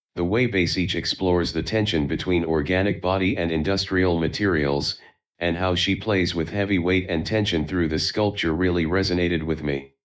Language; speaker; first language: English; non-native, fluent; Chinese